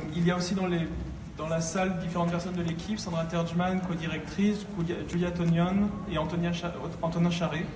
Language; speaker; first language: French; native; French